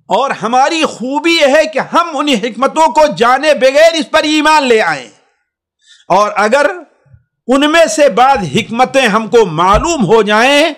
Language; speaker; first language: Hindi; native; Hindi